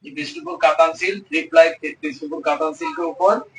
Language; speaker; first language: Hindi; non-native, local second language; Bangla